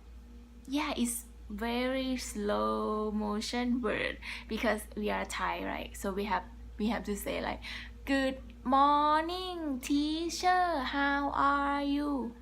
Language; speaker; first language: English; non-native, learner; Thai